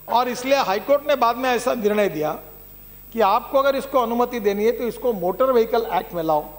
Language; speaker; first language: Hindi; non-native, local second language; Marathi